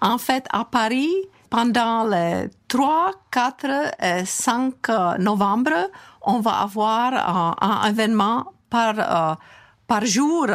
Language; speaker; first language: French; non-native, fluent; Czech